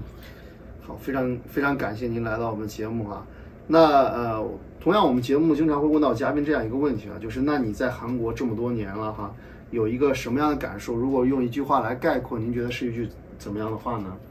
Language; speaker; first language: Chinese; native; Chinese